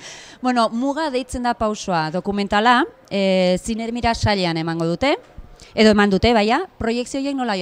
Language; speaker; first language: Basque; native; Basque